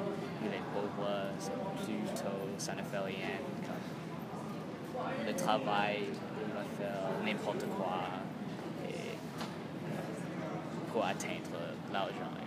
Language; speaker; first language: French; non-native, learner; English